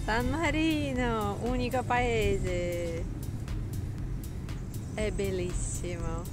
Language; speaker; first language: Italian; non-native, learner; Russian